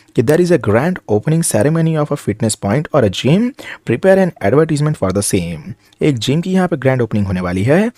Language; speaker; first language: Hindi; non-native, local second language; Gujarati